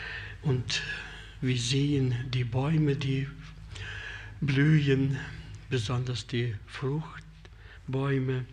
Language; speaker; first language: German; non-native, fluent; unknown